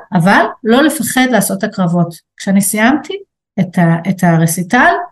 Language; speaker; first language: Hebrew; native; Hebrew